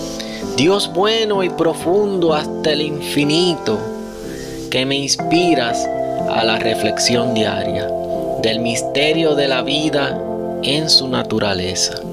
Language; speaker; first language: Spanish; native; Spanish